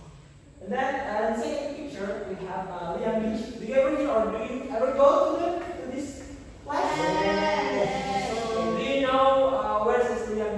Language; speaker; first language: English; non-native, learner; Indonesian